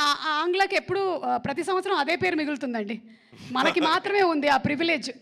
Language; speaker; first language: Telugu; native; Telugu